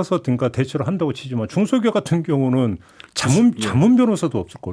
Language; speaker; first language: Korean; native; Korean